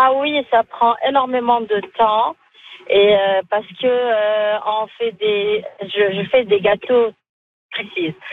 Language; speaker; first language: French; non-native, local second language; Arabic